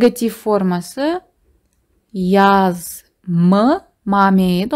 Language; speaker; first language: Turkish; non-native, fluent; Kazakh